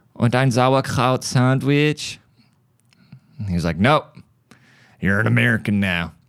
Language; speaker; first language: English; early bilingual, other home language; German